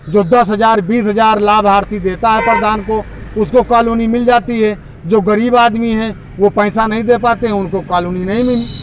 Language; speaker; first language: Hindi; native; Hindi